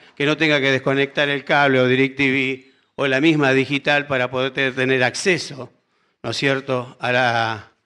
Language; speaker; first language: Spanish; native; Spanish